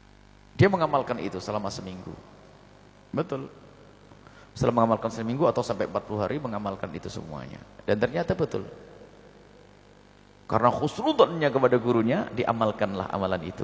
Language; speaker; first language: Indonesian; native; Indonesian